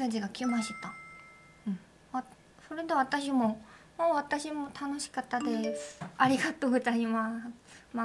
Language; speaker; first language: Japanese; non-native, learner; Korean